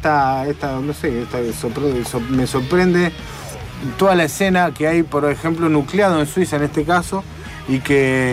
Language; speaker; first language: Spanish; native; Spanish